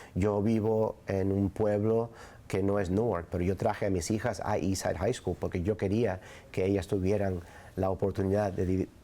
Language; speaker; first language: Spanish; early bilingual, other home language; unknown